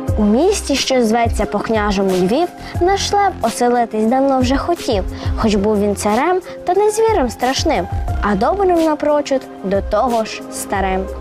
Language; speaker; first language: Ukrainian; native; Ukrainian